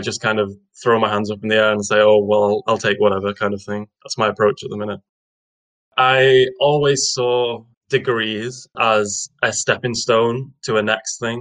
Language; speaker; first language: English; native; English